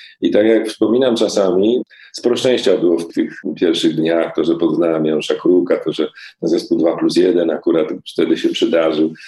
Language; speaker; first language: Polish; native; Polish